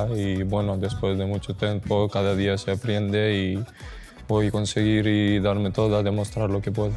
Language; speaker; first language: Spanish; non-native, fluent; Serbian